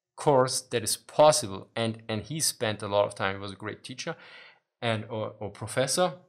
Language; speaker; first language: English; non-native, fluent; German